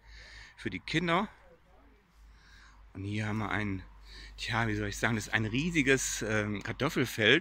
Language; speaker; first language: German; native; German